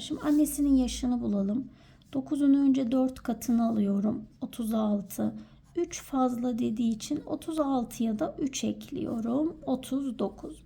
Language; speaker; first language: Turkish; native; Turkish